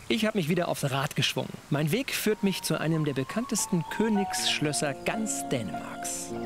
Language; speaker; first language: German; native; German